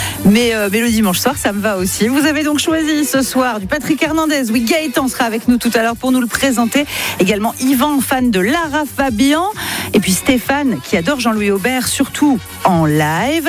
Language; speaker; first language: French; native; French